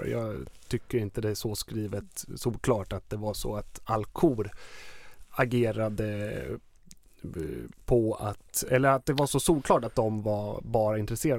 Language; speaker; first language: Swedish; native; Swedish